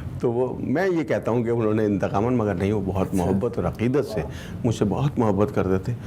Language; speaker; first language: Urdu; native; Urdu